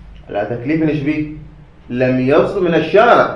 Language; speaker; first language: Arabic; native; Arabic